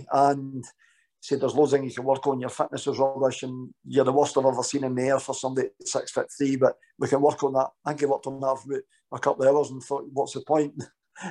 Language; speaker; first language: English; native; English